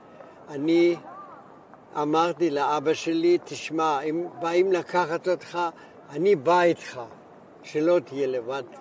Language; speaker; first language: Hebrew; non-native, fluent; German